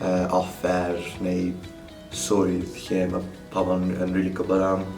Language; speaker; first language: Welsh; non-native, local second language; English